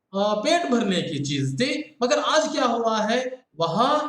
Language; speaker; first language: Hindi; non-native, local second language; Kannada